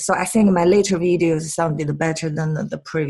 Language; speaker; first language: English; non-native, fluent; Chinese